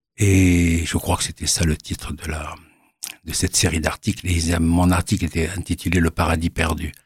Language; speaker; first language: French; native; French